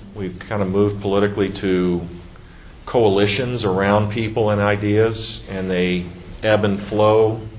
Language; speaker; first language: English; native; English